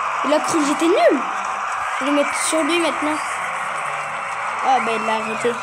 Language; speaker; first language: French; native; French